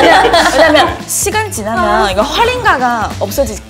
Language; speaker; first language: Korean; non-native, learner; Chinese